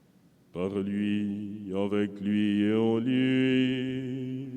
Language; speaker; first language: French; non-native, local second language; Haitian Creole